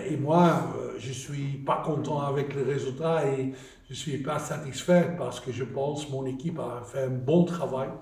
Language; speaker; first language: French; non-native, fluent; Dutch